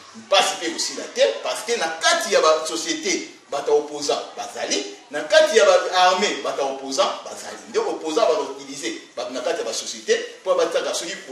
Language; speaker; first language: Lingala; non-native, local second language; Kongo